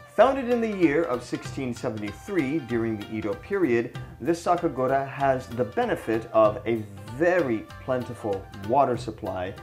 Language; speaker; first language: English; native; English